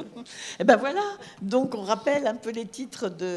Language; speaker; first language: French; native; French